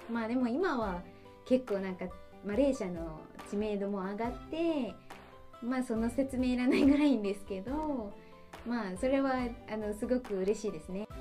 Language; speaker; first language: Japanese; non-native, fluent; Malay